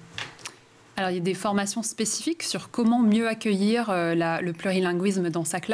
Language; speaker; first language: French; native; French